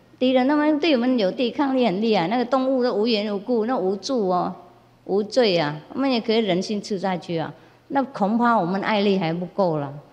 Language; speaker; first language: Chinese; non-native, fluent; Vietnamese